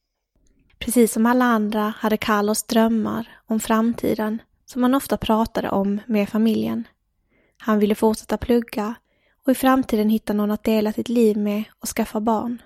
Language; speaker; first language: Swedish; native; Swedish